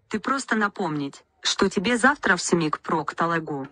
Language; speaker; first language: Russian; native; Russian